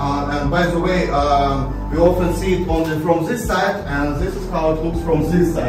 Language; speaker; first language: English; non-native, fluent; Russian